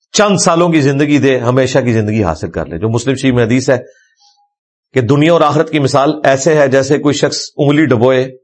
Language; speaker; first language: Urdu; non-native, local second language; Punjabi